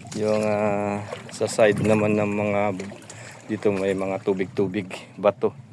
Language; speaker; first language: Filipino; non-native, local second language; Pampanga